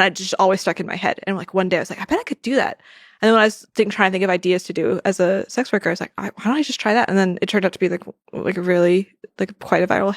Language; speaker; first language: English; native; English